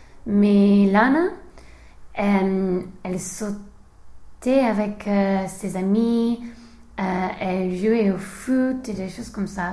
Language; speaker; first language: French; non-native, learner; English